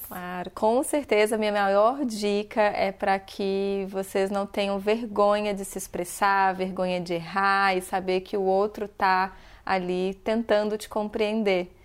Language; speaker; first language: Portuguese; native; Portuguese